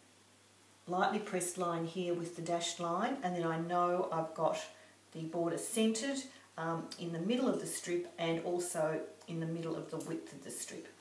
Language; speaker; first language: English; native; English